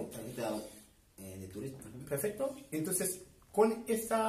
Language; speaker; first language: Spanish; non-native, fluent; Haitian Creole